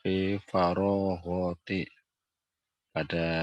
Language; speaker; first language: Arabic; non-native, learner; Indonesian